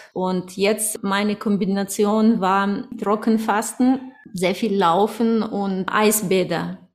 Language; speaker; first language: German; early bilingual, other home language; Russian